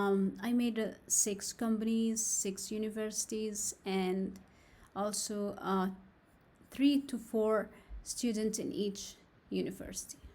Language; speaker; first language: English; non-native, learner; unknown